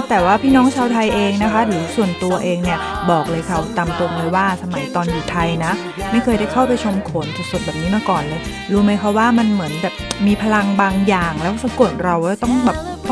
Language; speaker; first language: Thai; native; Thai